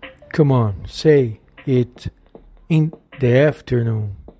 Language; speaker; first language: English; non-native, learner; Portuguese